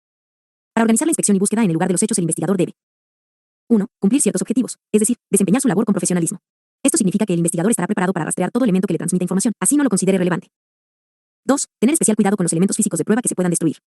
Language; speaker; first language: Spanish; native; Spanish